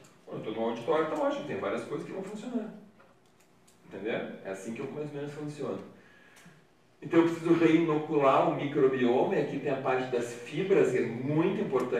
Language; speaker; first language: Portuguese; native; Portuguese